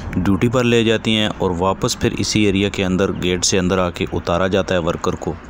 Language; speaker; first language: Urdu; non-native, local second language; Punjabi